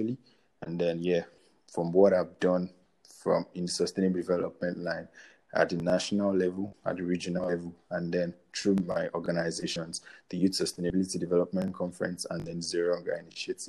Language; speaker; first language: English; non-native, local second language; Yoruba